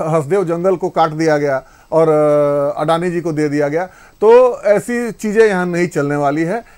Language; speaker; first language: Hindi; native; Hindi